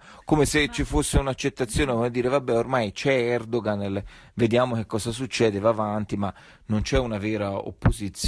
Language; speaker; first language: Italian; native; Italian